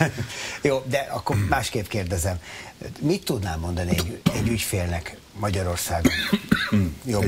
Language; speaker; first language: Hungarian; native; Hungarian